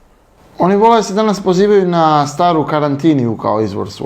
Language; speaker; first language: Serbian; native; Serbian